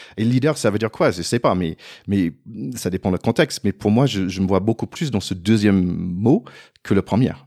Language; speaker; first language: French; non-native, fluent; English